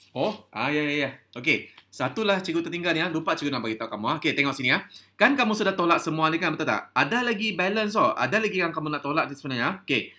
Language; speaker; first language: Malay; non-native, local second language; Chinese